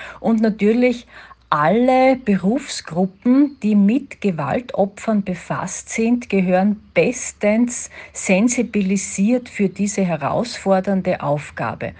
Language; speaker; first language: German; native; German